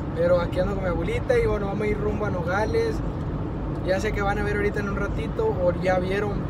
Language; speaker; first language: Spanish; early bilingual, heritage; Spanish